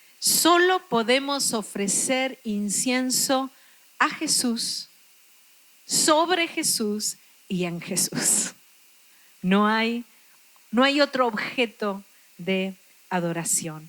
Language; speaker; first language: Spanish; native; Spanish